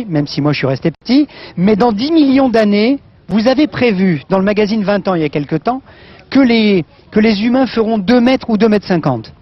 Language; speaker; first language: French; native; French